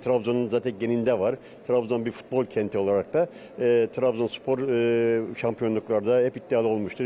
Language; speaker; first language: Turkish; native; Turkish